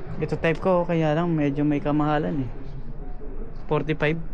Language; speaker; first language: Filipino; native; Filipino